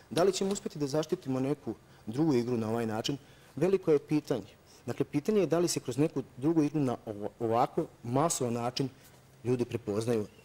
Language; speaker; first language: Serbian; native; Serbian